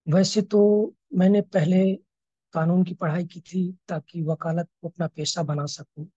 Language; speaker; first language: Hindi; native; Hindi